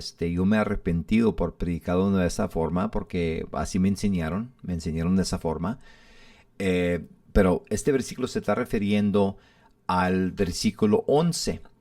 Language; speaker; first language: Spanish; early bilingual, heritage; English